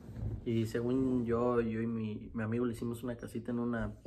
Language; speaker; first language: Spanish; early bilingual, other home language; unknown